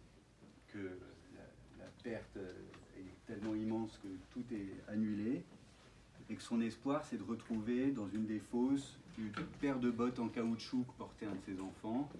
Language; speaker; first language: French; native; French